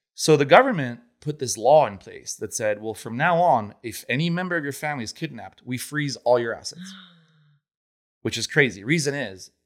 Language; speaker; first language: English; non-native, fluent; Italian